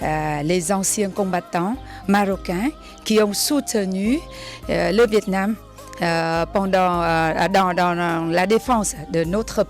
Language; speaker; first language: French; non-native, fluent; Vietnamese